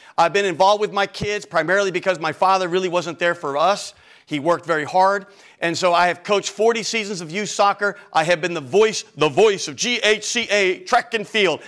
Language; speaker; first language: English; native; English